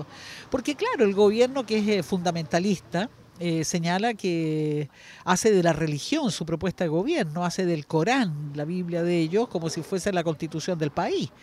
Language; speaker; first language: Spanish; native; Spanish